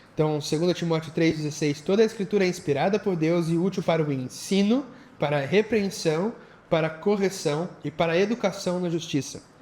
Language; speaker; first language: Portuguese; native; Portuguese